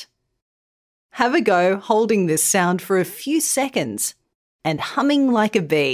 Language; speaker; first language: English; native; English